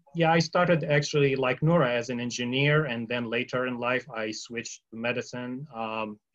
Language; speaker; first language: English; early bilingual, other home language; Arabic